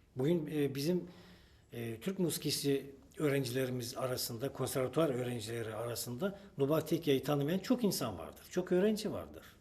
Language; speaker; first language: Turkish; native; Turkish